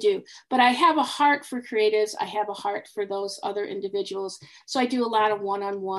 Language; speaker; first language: English; native; English